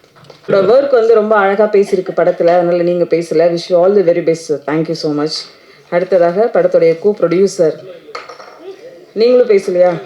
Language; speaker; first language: Tamil; native; Tamil